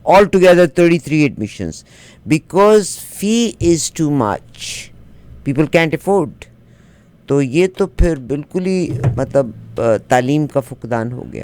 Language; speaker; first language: Urdu; native; Urdu